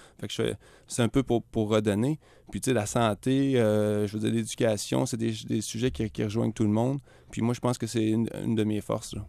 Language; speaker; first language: French; native; French